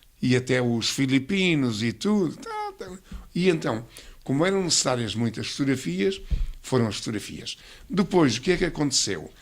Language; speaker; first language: Portuguese; native; Portuguese